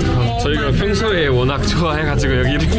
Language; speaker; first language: Korean; native; Korean